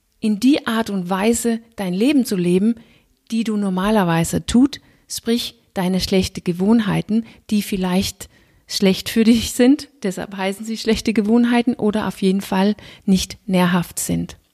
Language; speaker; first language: German; non-native, fluent; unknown